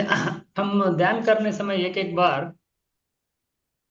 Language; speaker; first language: Hindi; non-native, local second language; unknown